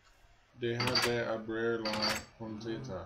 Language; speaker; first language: Spanish; non-native, learner; English